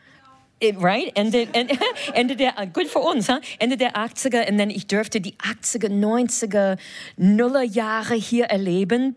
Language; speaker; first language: German; non-native, fluent; English